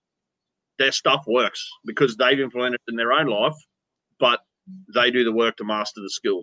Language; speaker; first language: English; native; English